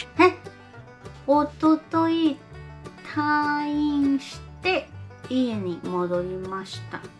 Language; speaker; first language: Japanese; non-native, fluent; Spanish